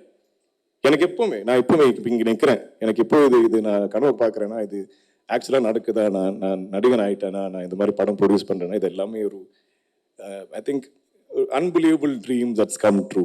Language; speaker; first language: Tamil; non-native, local second language; Malayalam